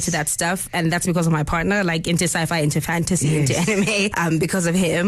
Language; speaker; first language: English; non-native, local second language; Zulu